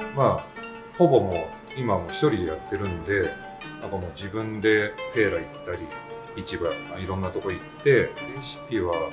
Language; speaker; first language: Japanese; native; Japanese